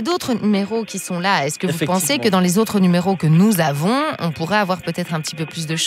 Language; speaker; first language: French; native; French